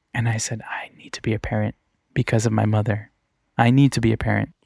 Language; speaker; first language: English; native; English